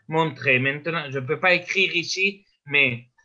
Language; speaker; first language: French; non-native, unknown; Spanish